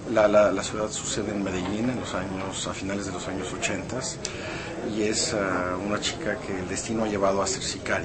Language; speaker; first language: Spanish; native; Spanish